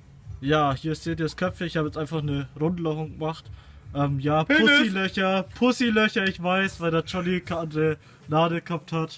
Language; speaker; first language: German; native; German